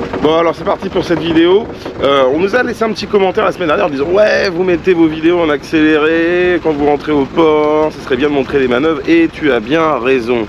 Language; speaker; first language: French; native; French